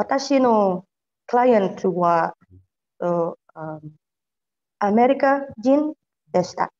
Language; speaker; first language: Japanese; non-native, learner; Filipino